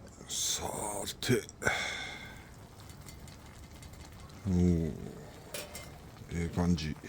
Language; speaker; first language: Japanese; native; Japanese